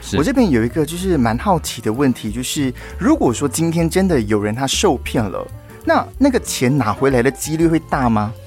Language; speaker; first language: Chinese; native; Chinese